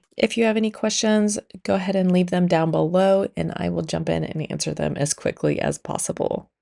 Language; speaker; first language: English; native; English